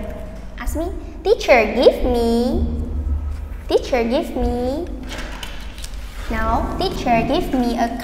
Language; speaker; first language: English; non-native, fluent; Vietnamese